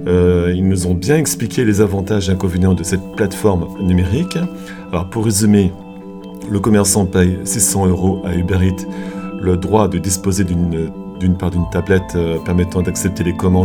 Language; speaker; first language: French; native; French